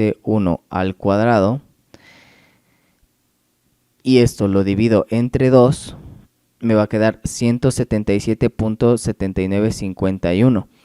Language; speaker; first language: Spanish; native; Spanish